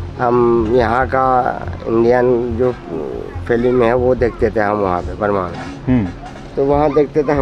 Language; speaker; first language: Hindi; non-native, fluent; Rohingya